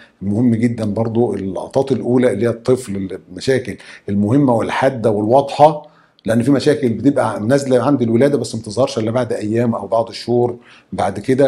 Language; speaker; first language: Arabic; native; Arabic